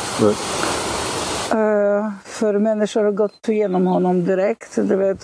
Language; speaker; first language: Swedish; non-native, fluent; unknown